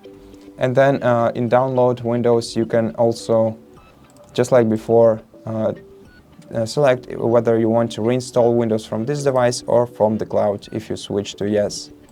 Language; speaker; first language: English; non-native, fluent; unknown